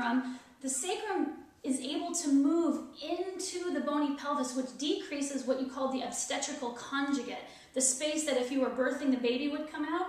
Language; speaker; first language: English; native; English